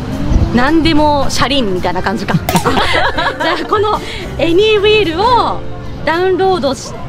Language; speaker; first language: Japanese; native; Japanese